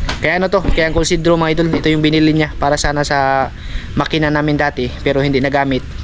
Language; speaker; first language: Filipino; non-native, local second language; Cebuano